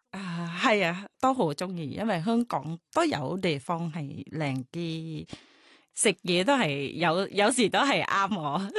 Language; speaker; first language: Cantonese; non-native, learner; Thai